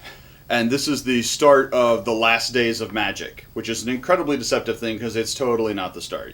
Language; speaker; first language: English; native; English